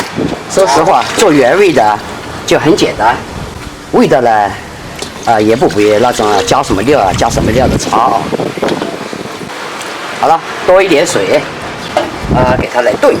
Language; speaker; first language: Chinese; native; Chinese